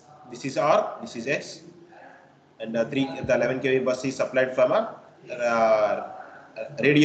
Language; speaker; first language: English; non-native, local second language; Kannada